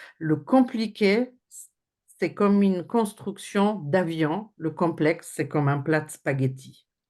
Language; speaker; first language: French; non-native, fluent; Polish